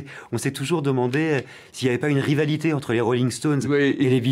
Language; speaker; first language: French; native; French